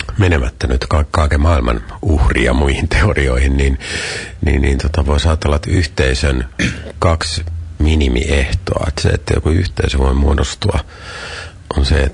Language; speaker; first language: Finnish; native; Finnish